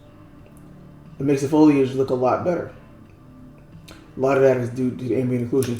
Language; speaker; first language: English; native; English